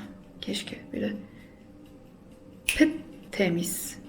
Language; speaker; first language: Turkish; non-native, fluent; Polish